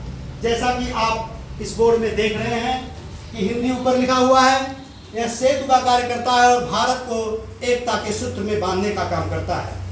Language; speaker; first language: Hindi; native; Hindi